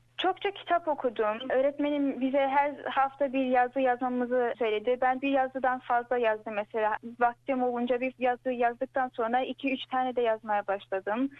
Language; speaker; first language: Turkish; early bilingual, heritage; Turkish